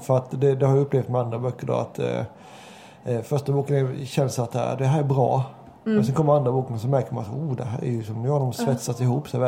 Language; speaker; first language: Swedish; native; Swedish